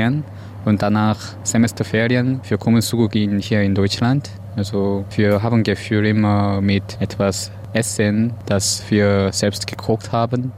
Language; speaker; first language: German; non-native, learner; Korean